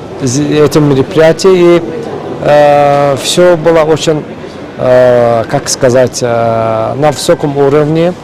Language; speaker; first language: Russian; non-native, fluent; Azerbaijani